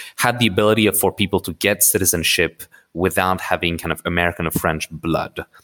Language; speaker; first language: English; early bilingual, other home language; Arabic